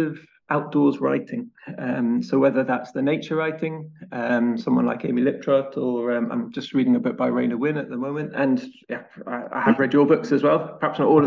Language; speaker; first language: English; native; English